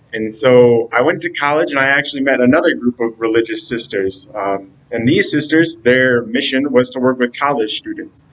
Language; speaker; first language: English; native; English